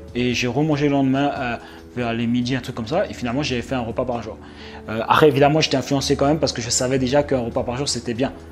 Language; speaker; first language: French; native; French